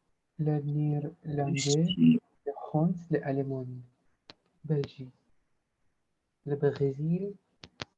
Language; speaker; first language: French; non-native, learner; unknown